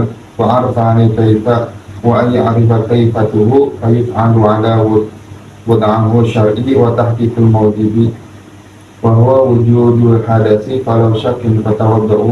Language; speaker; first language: Arabic; non-native, fluent; Indonesian